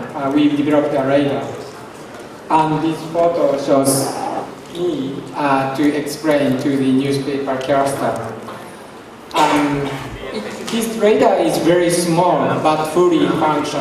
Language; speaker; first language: English; non-native, fluent; Japanese